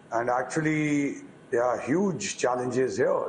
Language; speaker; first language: English; non-native, local second language; Punjabi